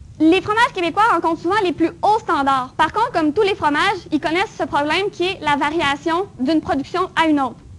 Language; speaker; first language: French; native; French